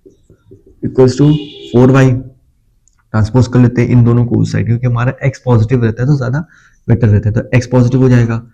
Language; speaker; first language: Hindi; native; Hindi